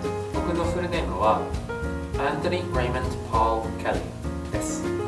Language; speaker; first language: Japanese; non-native, fluent; English